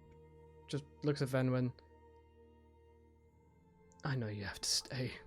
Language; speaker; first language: English; native; English